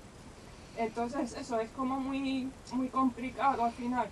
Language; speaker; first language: Spanish; native; Spanish